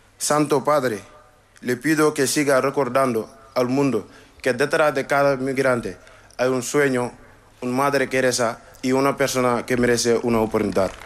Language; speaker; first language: Spanish; non-native, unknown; Wolof